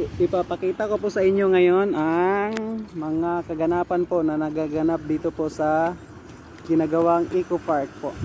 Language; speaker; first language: Filipino; non-native, local second language; Cebuano